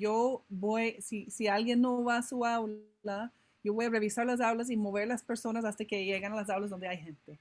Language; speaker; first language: Spanish; non-native, fluent; English